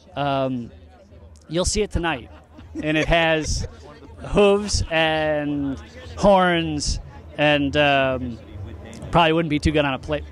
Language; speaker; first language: English; native; English